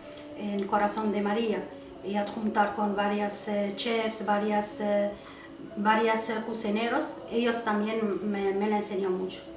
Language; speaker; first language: Spanish; non-native, local second language; Arabic